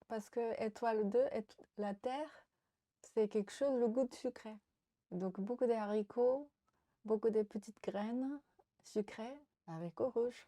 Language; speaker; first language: French; non-native, fluent; Japanese